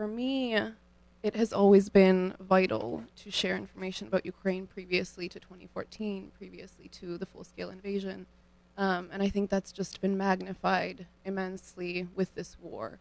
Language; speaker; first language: English; early bilingual, other home language; Ukrainian